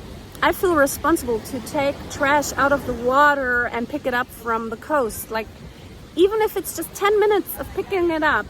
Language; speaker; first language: English; non-native, fluent; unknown